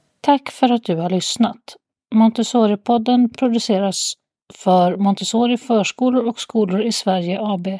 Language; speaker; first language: Swedish; native; Swedish